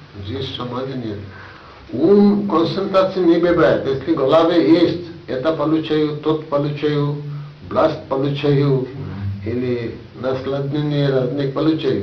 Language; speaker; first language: Russian; non-native, learner; Bangla